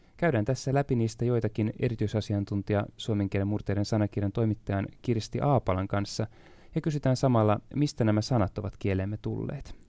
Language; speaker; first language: Finnish; native; Finnish